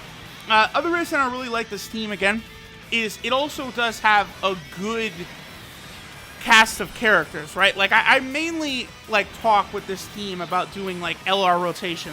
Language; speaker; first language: English; native; English